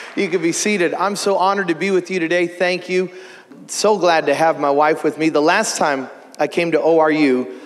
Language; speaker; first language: English; native; English